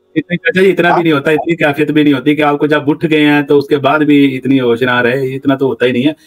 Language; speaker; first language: Urdu; native; Urdu